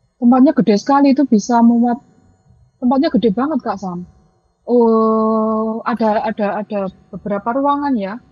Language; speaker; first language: Indonesian; native; Indonesian